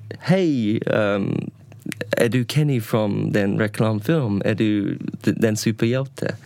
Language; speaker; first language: Swedish; non-native, learner; English